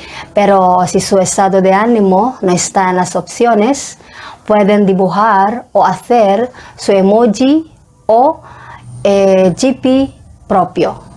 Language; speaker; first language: Spanish; non-native, fluent; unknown